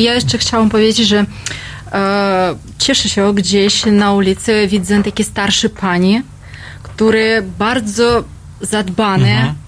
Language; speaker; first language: Polish; non-native, learner; Russian